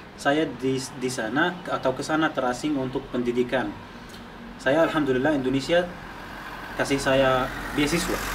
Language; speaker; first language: Indonesian; non-native, fluent; Arabic